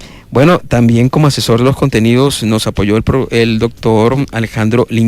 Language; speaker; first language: Spanish; native; Spanish